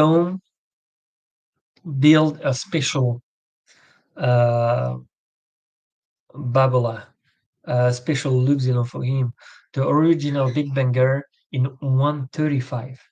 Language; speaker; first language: English; non-native, learner; French